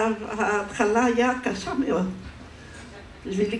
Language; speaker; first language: Hebrew; non-native, fluent; Spanish